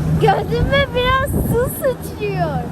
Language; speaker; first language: Turkish; early bilingual, heritage; Turkish